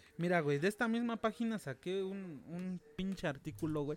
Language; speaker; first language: Spanish; native; Spanish